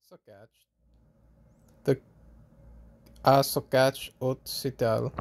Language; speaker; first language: Hungarian; non-native, learner; English